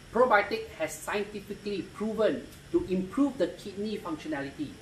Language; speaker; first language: English; non-native, local second language; Malay